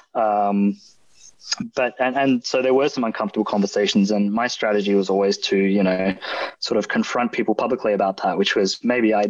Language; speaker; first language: English; native; English